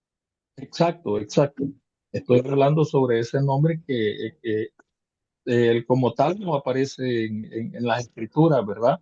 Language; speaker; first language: Spanish; native; Spanish